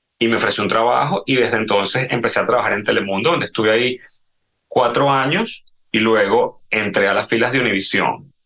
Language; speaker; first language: Spanish; native; Spanish